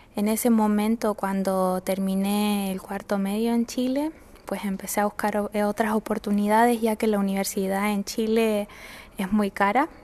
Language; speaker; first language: Spanish; native; Spanish